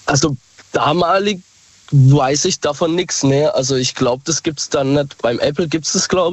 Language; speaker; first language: German; native; German